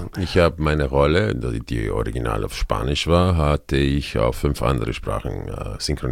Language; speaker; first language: German; non-native, fluent; Croatian